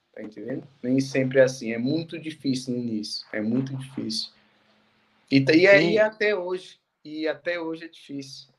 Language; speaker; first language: Portuguese; native; Portuguese